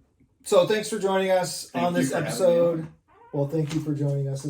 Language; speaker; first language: English; native; English